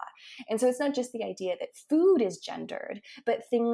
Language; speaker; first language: English; native; English